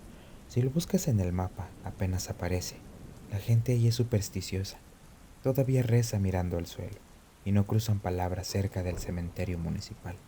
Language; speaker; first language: Spanish; native; Spanish